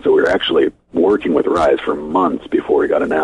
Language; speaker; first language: English; native; English